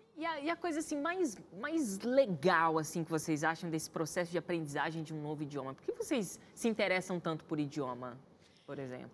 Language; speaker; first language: Portuguese; native; Portuguese